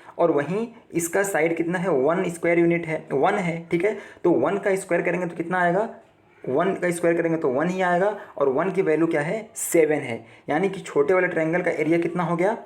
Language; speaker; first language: Hindi; native; Hindi